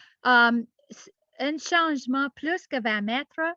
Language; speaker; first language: French; non-native, learner; English